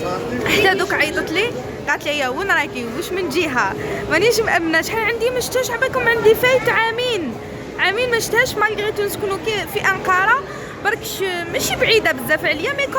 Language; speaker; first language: Arabic; native; Arabic